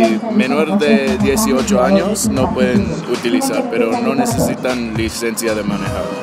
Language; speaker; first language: Spanish; non-native, learner; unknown